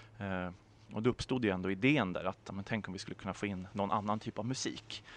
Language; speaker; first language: Swedish; native; Swedish